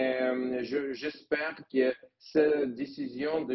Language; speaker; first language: French; non-native, learner; Ukrainian